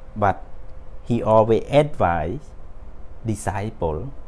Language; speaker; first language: English; non-native, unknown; Khmer